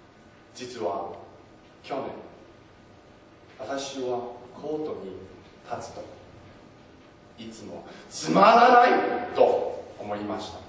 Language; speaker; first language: Japanese; non-native, learner; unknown